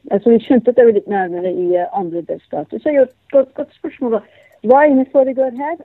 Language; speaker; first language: Norwegian; non-native, fluent; English